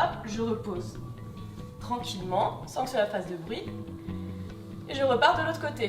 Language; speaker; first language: French; native; French